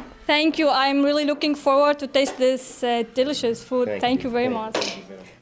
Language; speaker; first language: English; non-native, fluent; Arabic